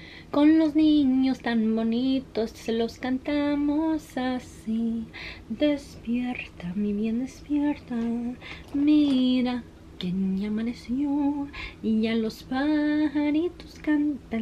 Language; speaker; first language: Spanish; early bilingual, heritage; Spanish